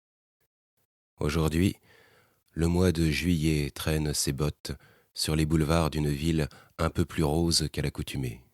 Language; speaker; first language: French; native; French